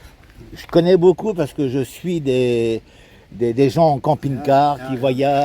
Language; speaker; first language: French; native; French